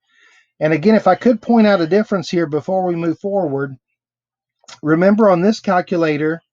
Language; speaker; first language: English; native; English